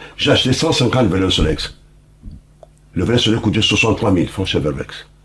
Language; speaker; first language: French; non-native, local second language; Lingala